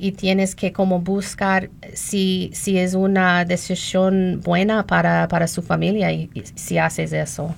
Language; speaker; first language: Spanish; non-native, learner; English